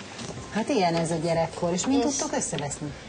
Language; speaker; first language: Hungarian; native; Hungarian